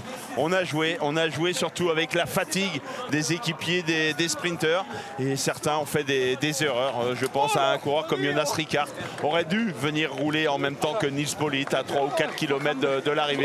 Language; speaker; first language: French; native; French